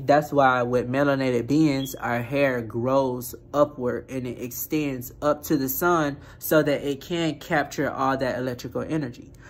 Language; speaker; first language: English; native; English